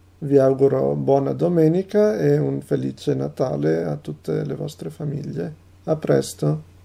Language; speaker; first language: Italian; native; Italian